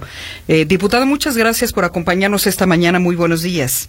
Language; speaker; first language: Spanish; native; Spanish